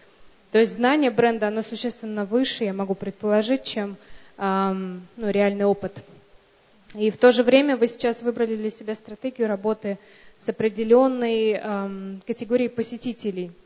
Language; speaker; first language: Russian; native; Russian